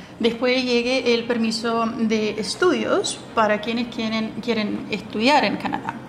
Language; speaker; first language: Spanish; non-native, fluent; Ukrainian